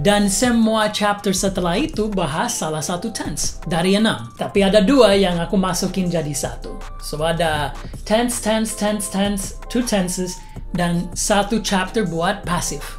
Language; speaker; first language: Indonesian; non-native, fluent; English